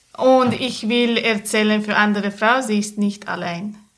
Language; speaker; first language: German; non-native, learner; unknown